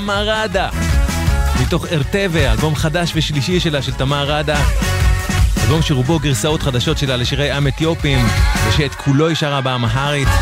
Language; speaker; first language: Hebrew; native; Hebrew